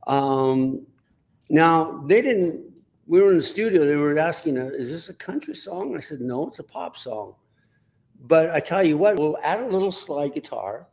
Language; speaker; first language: English; native; English